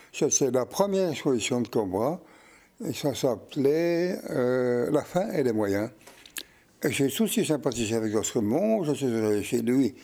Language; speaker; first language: French; native; French